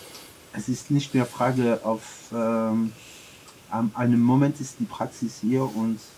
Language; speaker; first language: German; non-native, learner; French